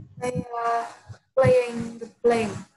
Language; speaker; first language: English; non-native, learner; Vietnamese